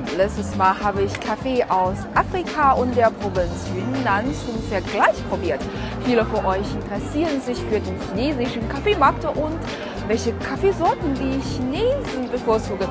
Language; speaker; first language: German; non-native, fluent; Chinese